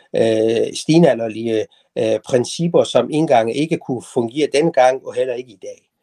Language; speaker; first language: Danish; non-native, fluent; Persian